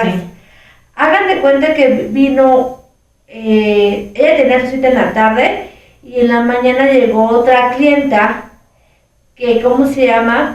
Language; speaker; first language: Spanish; native; Spanish